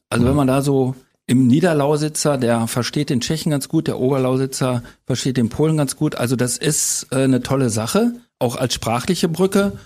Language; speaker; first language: German; native; German